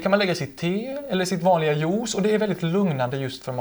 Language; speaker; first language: Swedish; native; Swedish